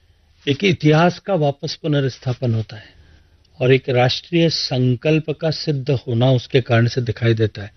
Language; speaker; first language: Hindi; native; Hindi